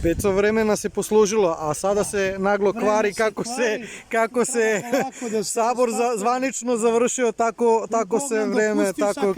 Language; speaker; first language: Bosnian; native; Bosnian